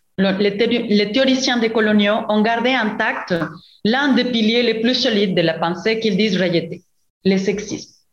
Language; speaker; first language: French; non-native, fluent; Spanish